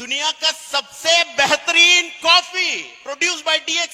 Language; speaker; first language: Hindi; non-native, fluent; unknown